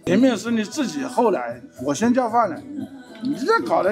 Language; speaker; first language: Chinese; native; Chinese